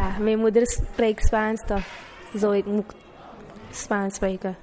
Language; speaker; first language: Dutch; non-native, learner; Spanish